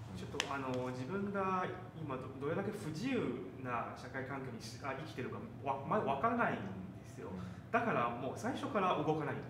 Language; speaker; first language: Japanese; non-native, fluent; Chinese